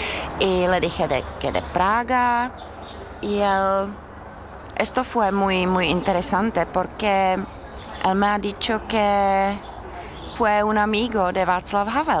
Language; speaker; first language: Spanish; non-native, fluent; Czech